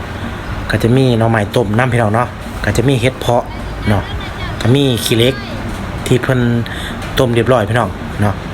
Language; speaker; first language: Thai; non-native, local second language; Lao